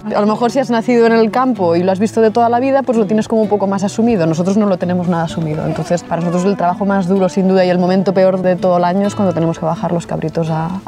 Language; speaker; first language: Spanish; native; Spanish